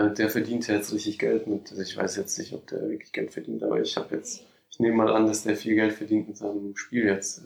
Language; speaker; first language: German; native; German